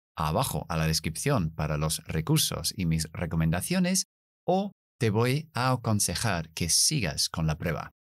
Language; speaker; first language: Spanish; non-native, fluent; English